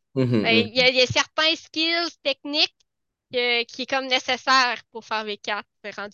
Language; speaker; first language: French; native; French